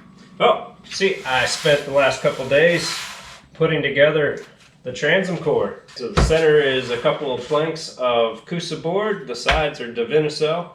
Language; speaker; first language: English; native; English